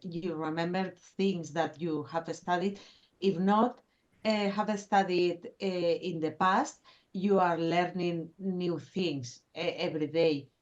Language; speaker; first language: English; non-native, fluent; Spanish